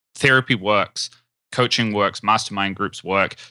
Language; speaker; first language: English; native; English